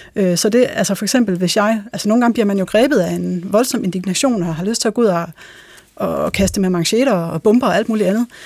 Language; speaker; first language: Danish; native; Danish